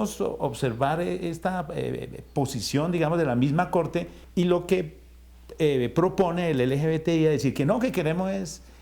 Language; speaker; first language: Spanish; native; Spanish